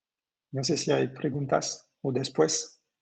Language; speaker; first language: Spanish; non-native, fluent; French